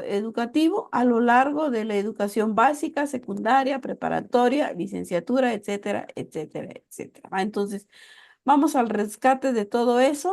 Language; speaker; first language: Spanish; native; Spanish